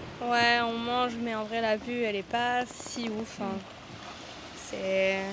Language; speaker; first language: French; native; French